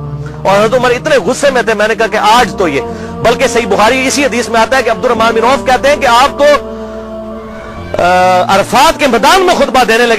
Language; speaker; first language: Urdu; non-native, local second language; Punjabi